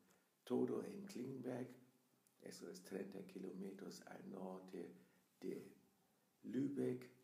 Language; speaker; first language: Spanish; non-native, fluent; German